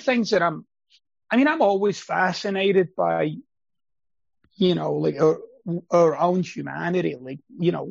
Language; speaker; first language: English; native; English